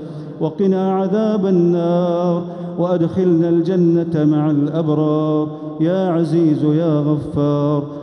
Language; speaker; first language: Arabic; native; Arabic